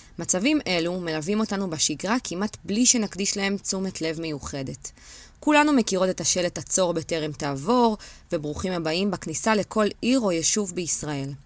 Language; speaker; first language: Hebrew; native; Hebrew